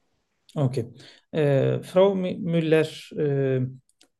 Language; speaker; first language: German; non-native, learner; Turkish